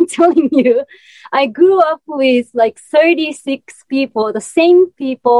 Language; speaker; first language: English; non-native, fluent; Japanese